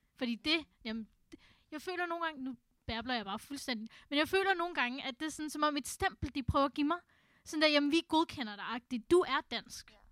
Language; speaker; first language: Danish; early bilingual, other home language; Urdu